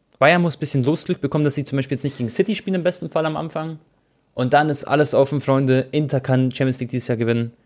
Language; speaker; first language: German; native; German